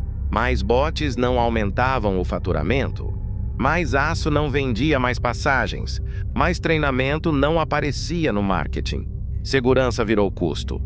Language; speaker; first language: Portuguese; native; Portuguese